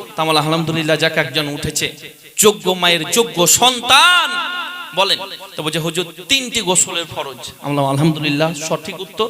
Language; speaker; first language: Bangla; native; Bangla